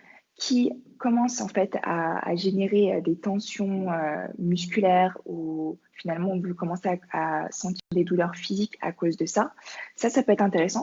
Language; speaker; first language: French; native; French